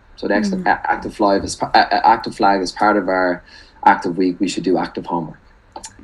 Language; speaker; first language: English; native; English